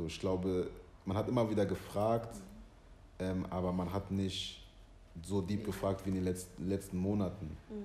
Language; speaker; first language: German; early bilingual, other home language; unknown